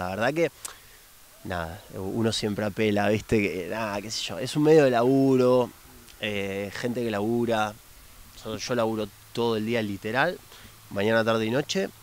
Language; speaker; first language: Spanish; native; Spanish